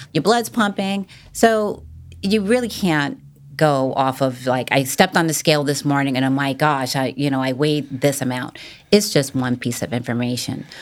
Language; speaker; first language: English; native; English